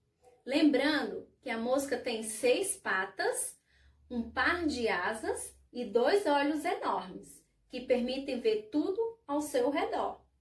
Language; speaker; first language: Portuguese; native; Portuguese